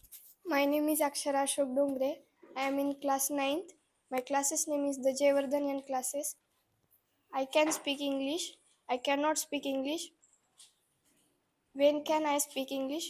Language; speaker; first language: English; non-native, learner; Marathi